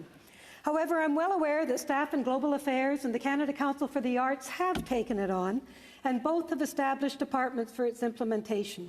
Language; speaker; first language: English; native; English